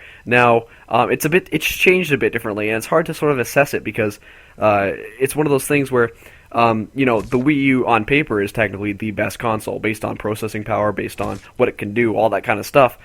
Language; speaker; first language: English; native; English